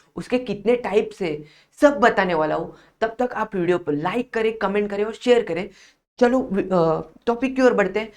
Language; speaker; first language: Hindi; non-native, local second language; Marathi